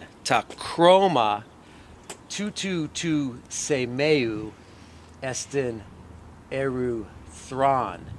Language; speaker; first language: Greek; non-native, learner; English